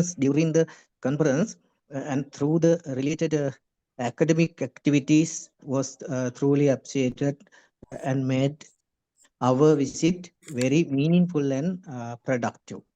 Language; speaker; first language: English; non-native, local second language; Sinhala